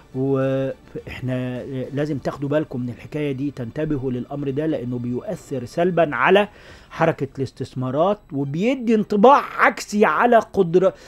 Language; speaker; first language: Arabic; native; Arabic